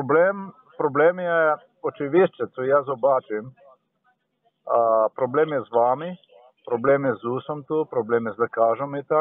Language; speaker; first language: Polish; non-native, learner; Slovenian